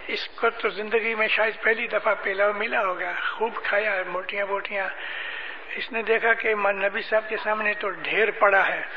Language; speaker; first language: Urdu; non-native, local second language; Gujarati